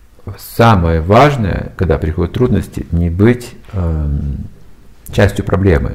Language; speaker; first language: Russian; native; Russian